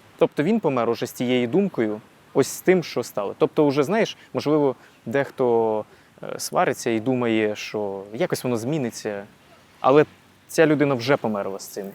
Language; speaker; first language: Ukrainian; non-native, local second language; Russian